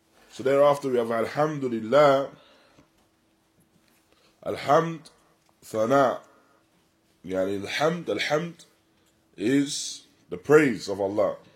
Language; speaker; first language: English; native; English